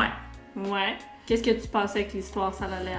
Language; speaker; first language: French; native; French